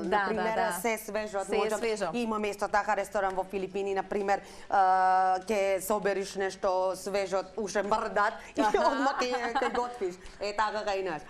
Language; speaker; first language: Macedonian; non-native, learner; Filipino